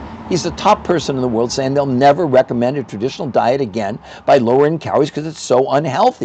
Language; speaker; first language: English; native; English